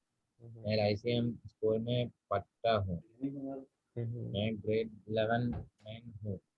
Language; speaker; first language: Hindi; non-native, learner; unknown